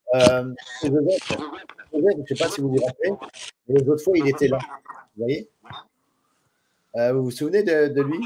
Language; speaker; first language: French; native; French